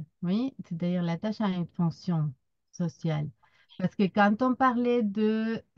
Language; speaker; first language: French; non-native, fluent; Spanish